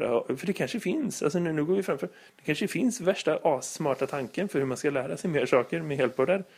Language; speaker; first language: Swedish; native; Swedish